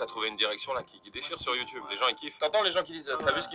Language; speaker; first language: French; native; French